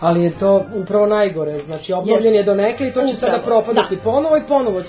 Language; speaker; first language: Serbian; native; Serbian